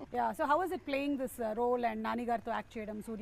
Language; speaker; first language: Telugu; native; Telugu